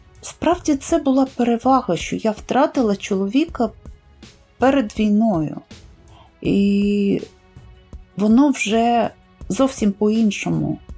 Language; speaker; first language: Ukrainian; native; Ukrainian